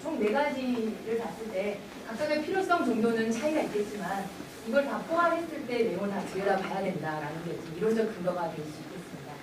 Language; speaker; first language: Korean; native; Korean